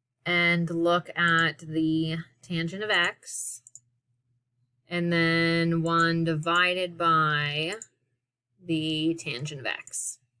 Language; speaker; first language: English; native; English